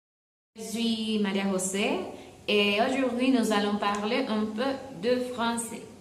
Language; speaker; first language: French; non-native, learner; Spanish